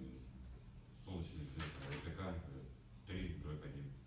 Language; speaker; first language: Russian; native; Russian